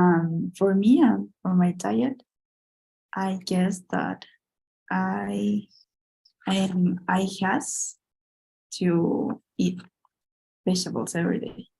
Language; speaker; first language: English; non-native, learner; Spanish